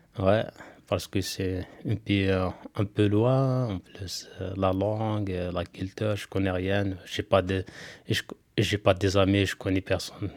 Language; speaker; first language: French; non-native, local second language; Kabyle